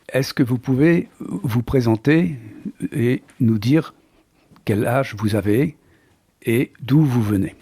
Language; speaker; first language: French; native; French